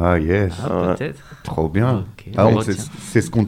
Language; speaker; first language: French; native; French